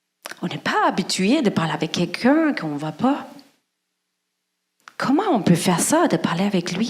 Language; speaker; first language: French; non-native, fluent; German